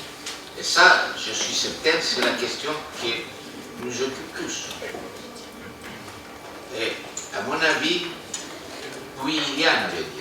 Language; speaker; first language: French; non-native, fluent; Greek